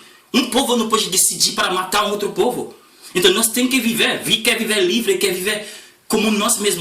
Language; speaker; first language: Portuguese; non-native, learner; Haitian Creole